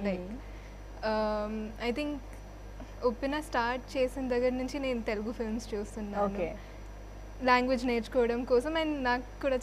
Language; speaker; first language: Telugu; non-native, fluent; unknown